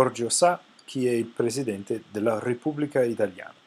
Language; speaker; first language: Italian; non-native, fluent; English